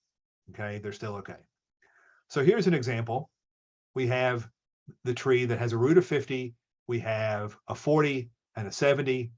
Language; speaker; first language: English; native; English